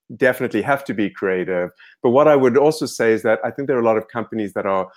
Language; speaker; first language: English; native; English